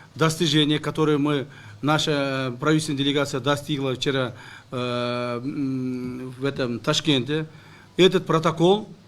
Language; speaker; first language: Russian; non-native, local second language; Kyrgyz